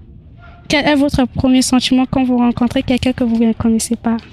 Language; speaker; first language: French; non-native, learner; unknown